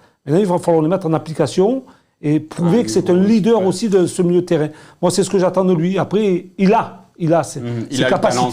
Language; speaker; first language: French; native; French